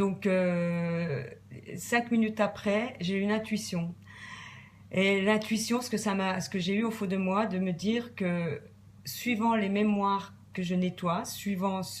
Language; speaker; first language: French; native; French